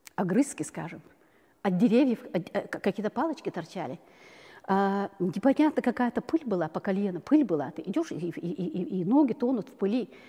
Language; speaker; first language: Russian; non-native, local second language; Chechen